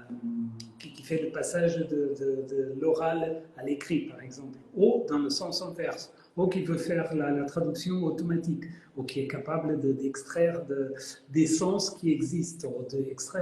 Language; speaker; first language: French; non-native, fluent; Spanish